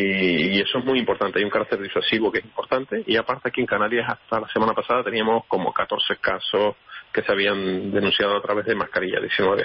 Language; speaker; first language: Spanish; native; Spanish